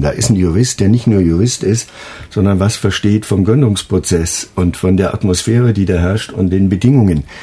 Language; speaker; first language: German; native; German